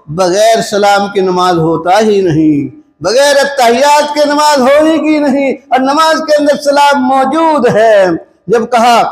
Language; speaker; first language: Urdu; non-native, local second language; Punjabi